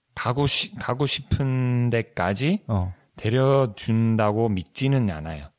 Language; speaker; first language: Korean; non-native, fluent; English